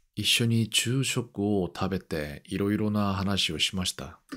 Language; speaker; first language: Japanese; non-native, learner; Korean